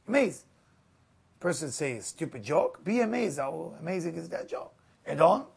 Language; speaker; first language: English; non-native, fluent; Hebrew